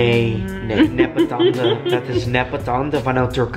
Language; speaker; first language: Dutch; non-native, learner; English